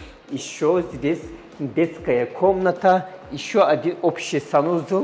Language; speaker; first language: Russian; non-native, learner; Turkish